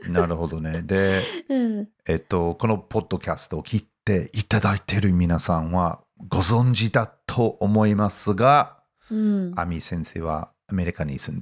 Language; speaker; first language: Japanese; non-native, fluent; English